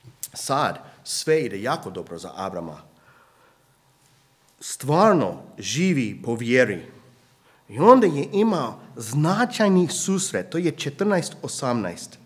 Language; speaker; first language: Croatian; non-native, fluent; English